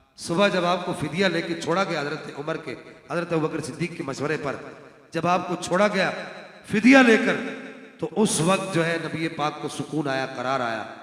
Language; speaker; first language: Urdu; non-native, local second language; Punjabi